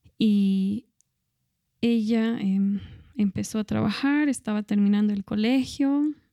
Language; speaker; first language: Spanish; non-native, fluent; English